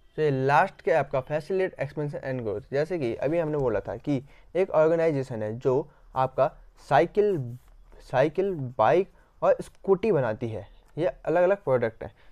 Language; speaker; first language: Hindi; native; Hindi